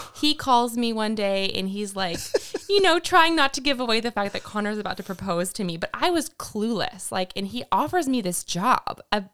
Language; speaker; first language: English; native; English